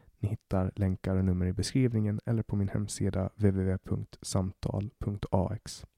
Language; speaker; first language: Swedish; native; Swedish